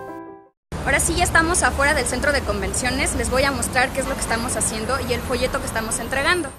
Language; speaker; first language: Spanish; native; Spanish